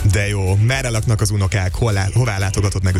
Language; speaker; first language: Hungarian; native; Hungarian